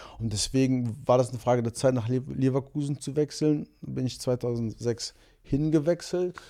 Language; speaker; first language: German; early bilingual, other home language; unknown